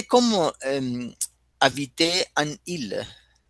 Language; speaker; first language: French; non-native, fluent; Spanish